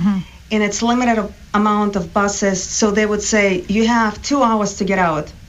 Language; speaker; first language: English; non-native, fluent; Ukrainian